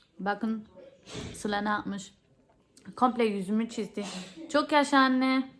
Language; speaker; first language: Turkish; early bilingual, heritage; Turkish